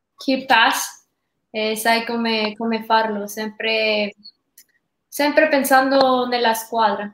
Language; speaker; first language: Italian; non-native, learner; Spanish